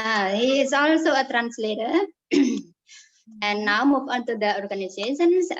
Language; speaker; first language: English; non-native, fluent; Indonesian